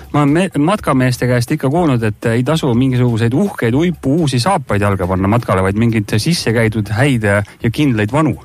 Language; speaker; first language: Estonian; native; Estonian